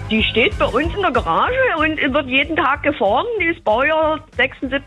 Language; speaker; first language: German; native; German